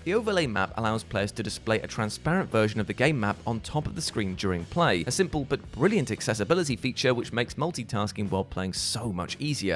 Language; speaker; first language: English; native; English